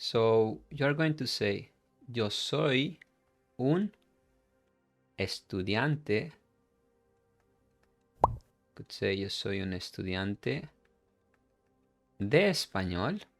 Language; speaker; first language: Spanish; non-native, fluent; English